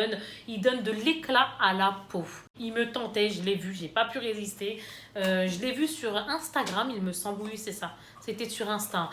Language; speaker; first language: French; native; French